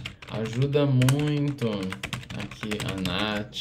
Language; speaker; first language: Portuguese; native; Portuguese